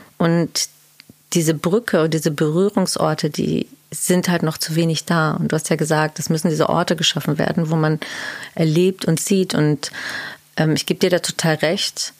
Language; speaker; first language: German; early bilingual, other home language; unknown